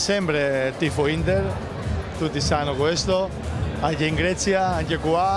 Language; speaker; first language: Italian; non-native, learner; Greek